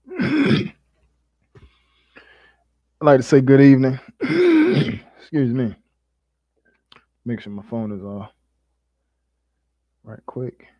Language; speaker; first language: English; native; English